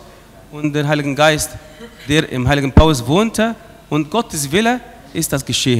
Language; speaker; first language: German; non-native, fluent; Arabic